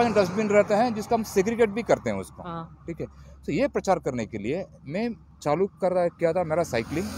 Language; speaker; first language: Hindi; non-native, local second language; Tamil